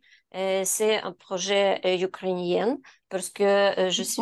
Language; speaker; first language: French; non-native, learner; Ukrainian